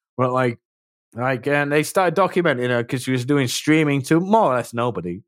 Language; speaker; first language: English; native; English